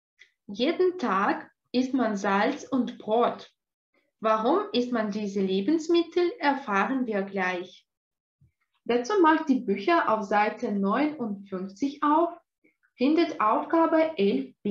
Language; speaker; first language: German; non-native, fluent; Russian